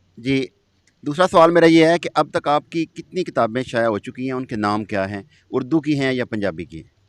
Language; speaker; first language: Urdu; non-native, local second language; Punjabi